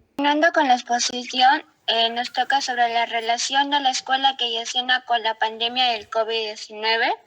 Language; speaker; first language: Spanish; native; Spanish